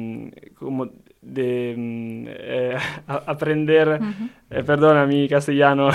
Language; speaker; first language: Spanish; non-native, learner; Italian